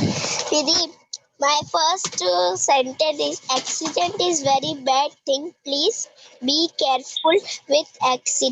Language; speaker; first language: English; non-native, learner; Hindi